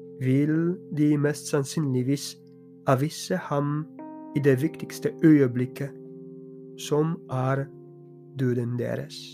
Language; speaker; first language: Norwegian; non-native, fluent; Polish